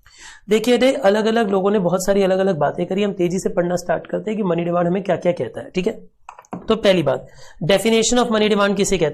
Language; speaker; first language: Hindi; native; Hindi